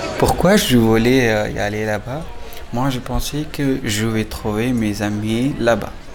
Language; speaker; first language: French; non-native, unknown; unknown